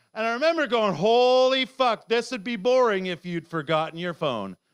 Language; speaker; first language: English; native; English